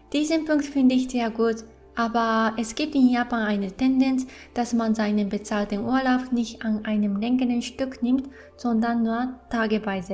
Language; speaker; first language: German; non-native, fluent; Japanese